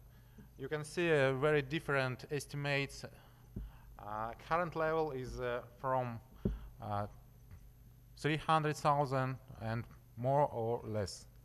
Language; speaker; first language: English; non-native, learner; Russian